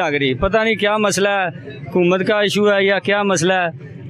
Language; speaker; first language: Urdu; non-native, local second language; Punjabi